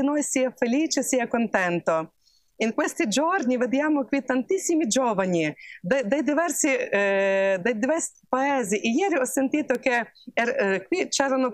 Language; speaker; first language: Italian; non-native, fluent; Ukrainian